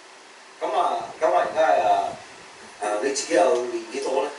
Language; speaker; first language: Cantonese; early bilingual, heritage; Cantonese